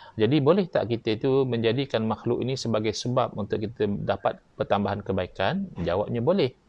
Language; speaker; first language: Malay; native; Malay